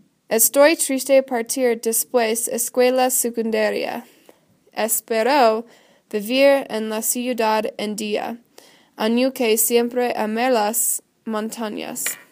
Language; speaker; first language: Spanish; non-native, learner; English